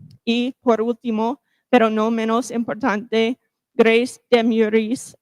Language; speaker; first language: Spanish; non-native, fluent; English